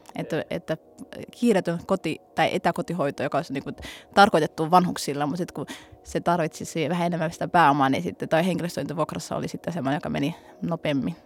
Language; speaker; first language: Finnish; early bilingual, other home language; Somali